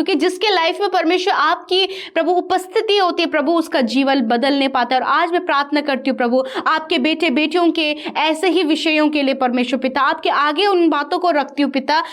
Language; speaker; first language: Hindi; native; Hindi